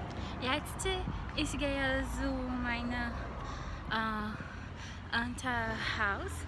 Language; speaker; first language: German; non-native, learner; Portuguese